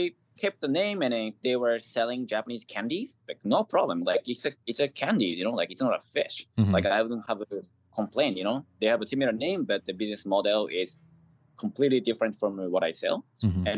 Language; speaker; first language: English; non-native, fluent; Japanese